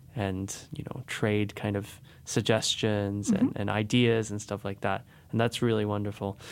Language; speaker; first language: English; native; English